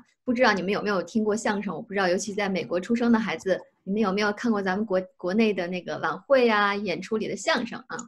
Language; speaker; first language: Chinese; native; Chinese